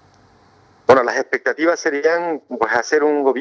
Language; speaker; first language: Spanish; native; Spanish